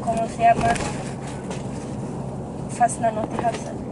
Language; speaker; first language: Swedish; non-native, local second language; Spanish